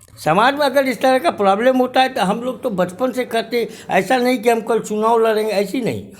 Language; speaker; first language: Hindi; native; Hindi